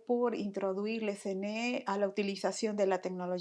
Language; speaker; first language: French; non-native, fluent; Spanish